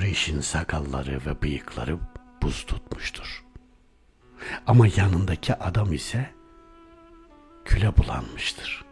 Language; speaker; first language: Turkish; native; Turkish